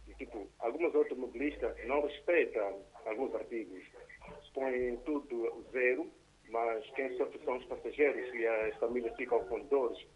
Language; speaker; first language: Portuguese; non-native, local second language; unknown